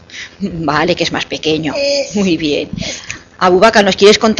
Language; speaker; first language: Spanish; native; Spanish